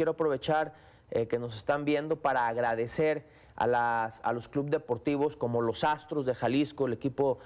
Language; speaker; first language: Spanish; native; Spanish